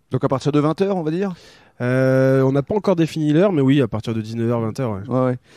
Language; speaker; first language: French; native; French